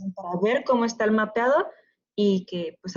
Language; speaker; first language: Spanish; native; Spanish